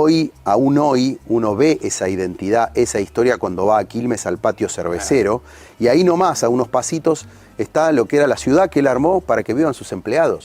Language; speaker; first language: Spanish; native; Spanish